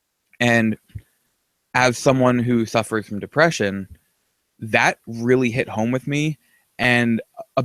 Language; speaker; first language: English; native; English